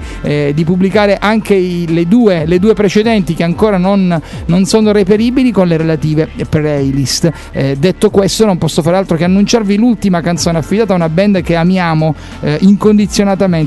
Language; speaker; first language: Italian; native; Italian